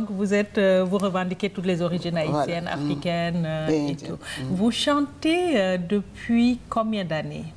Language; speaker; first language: French; native; French